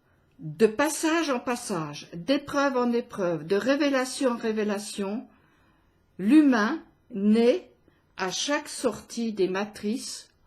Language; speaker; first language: French; native; French